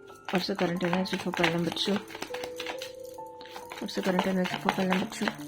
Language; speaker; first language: English; non-native, local second language; Tamil